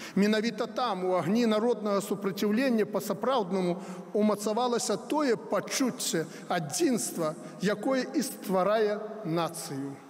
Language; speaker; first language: Belarusian; non-native, local second language; Russian